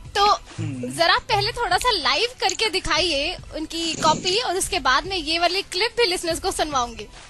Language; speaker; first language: Hindi; native; Hindi